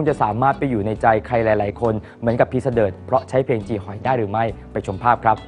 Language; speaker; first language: Thai; native; Thai